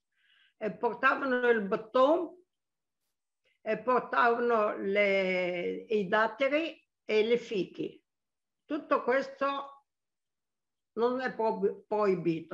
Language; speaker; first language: Italian; non-native, local second language; Arabic